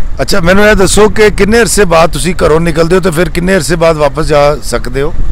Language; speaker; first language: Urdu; non-native, local second language; Punjabi